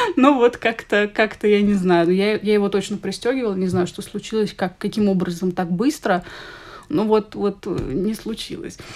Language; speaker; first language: Russian; native; Russian